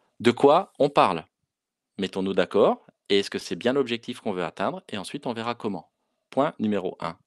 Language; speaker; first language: French; native; French